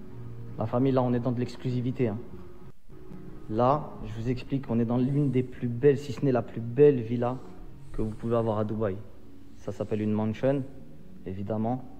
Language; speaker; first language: French; native; French